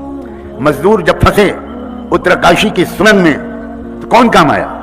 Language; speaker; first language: Urdu; native; Urdu